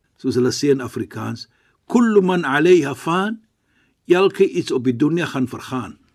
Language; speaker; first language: Afrikaans; non-native, fluent; Arabic